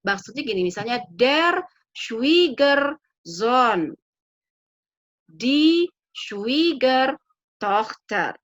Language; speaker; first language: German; non-native, fluent; Indonesian